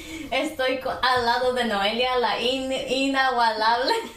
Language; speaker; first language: Spanish; early bilingual, heritage; Spanish